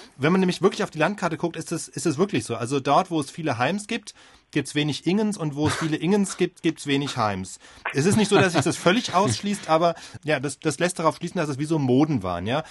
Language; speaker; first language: German; native; German